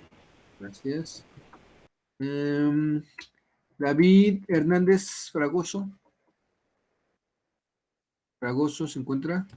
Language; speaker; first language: Spanish; native; Spanish